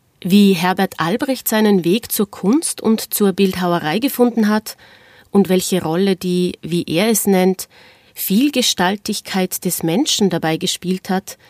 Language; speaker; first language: German; native; German